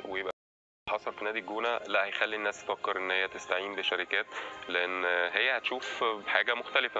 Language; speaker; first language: Arabic; native; Arabic